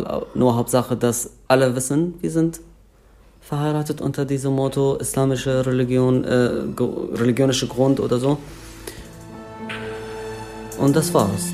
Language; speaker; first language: German; non-native, fluent; Arabic